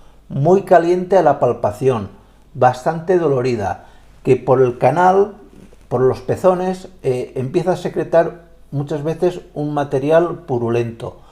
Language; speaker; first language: Spanish; native; Spanish